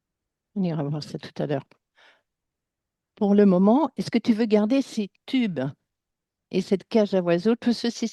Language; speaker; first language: French; native; French